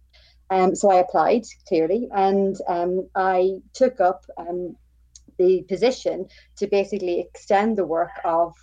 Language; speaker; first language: English; native; English